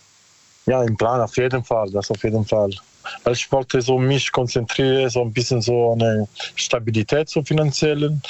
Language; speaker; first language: German; non-native, learner; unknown